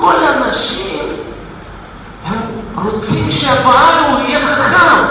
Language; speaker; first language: Hebrew; non-native, fluent; Russian